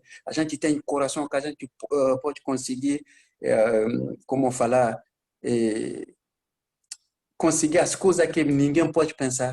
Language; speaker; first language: Portuguese; non-native, learner; Bambara